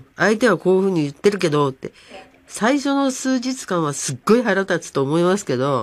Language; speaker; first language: Japanese; native; Japanese